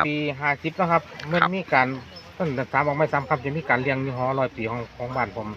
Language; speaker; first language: Thai; non-native, local second language; Northeastern Thai